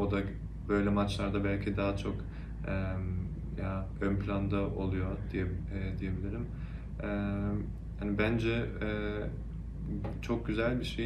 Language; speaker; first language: Turkish; early bilingual, heritage; Turkish